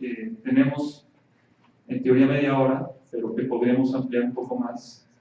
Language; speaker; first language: Spanish; native; Spanish